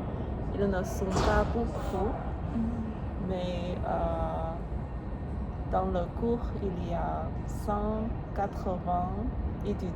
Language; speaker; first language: French; non-native, learner; English